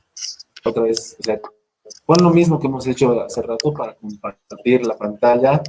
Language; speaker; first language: Spanish; native; Spanish